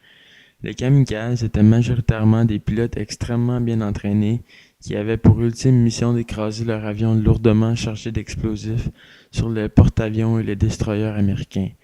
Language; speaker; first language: French; native; French